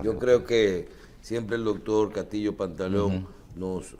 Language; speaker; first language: Spanish; native; Spanish